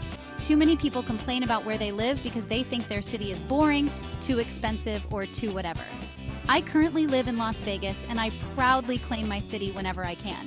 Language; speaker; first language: English; native; English